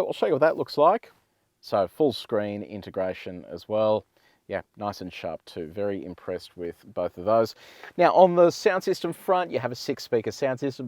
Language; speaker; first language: English; native; English